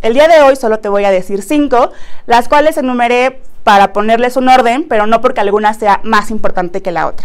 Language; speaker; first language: Spanish; native; Spanish